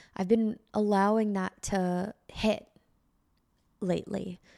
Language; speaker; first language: English; early bilingual, other home language; Filipino